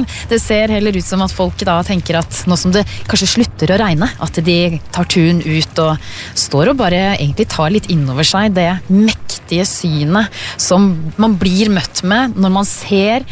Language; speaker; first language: Norwegian; native; Norwegian